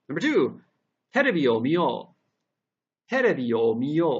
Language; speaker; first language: Japanese; non-native, fluent; English